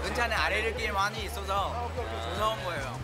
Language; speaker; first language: Korean; non-native, fluent; Vietnamese